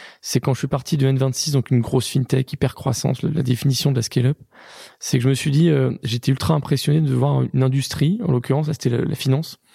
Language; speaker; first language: French; native; French